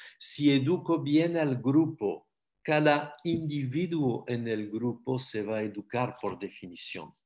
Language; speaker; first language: Spanish; non-native, fluent; French